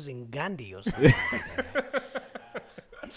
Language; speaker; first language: English; non-native, local second language; Kamba